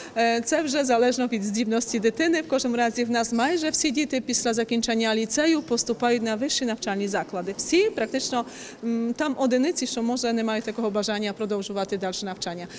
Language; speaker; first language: Ukrainian; early bilingual, heritage; Ukrainian